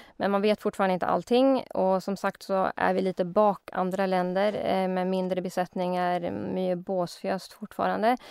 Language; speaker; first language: Swedish; native; Swedish